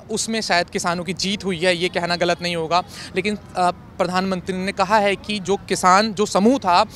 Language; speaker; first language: Hindi; native; Hindi